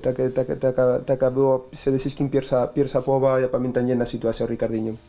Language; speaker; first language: Polish; non-native, learner; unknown